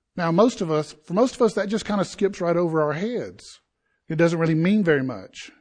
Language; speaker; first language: English; native; English